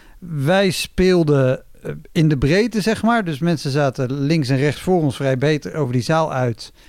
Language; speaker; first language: Dutch; native; Dutch